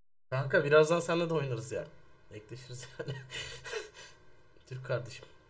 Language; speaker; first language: Turkish; native; Turkish